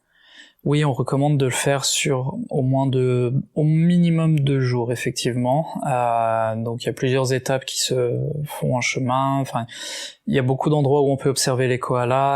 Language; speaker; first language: French; native; French